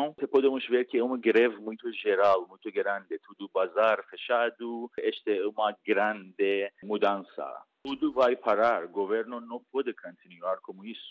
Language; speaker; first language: Portuguese; non-native, learner; Persian